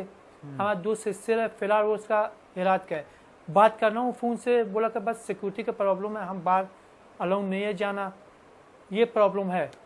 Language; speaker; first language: Hindi; non-native, learner; Persian